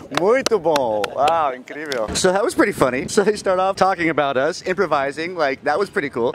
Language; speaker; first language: English; native; English